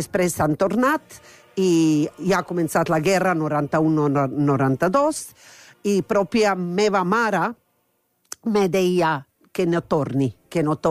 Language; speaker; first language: Catalan; non-native, fluent; Croatian